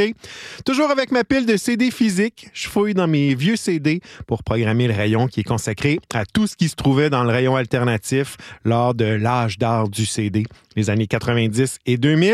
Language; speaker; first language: French; native; French